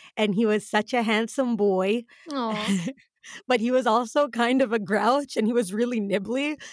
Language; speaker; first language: English; early bilingual, other home language; Arabic